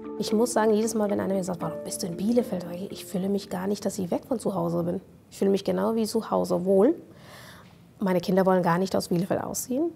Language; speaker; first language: German; non-native, fluent; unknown